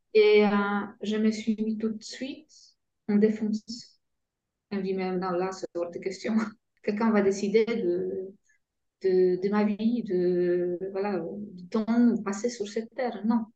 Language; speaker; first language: French; non-native, fluent; Polish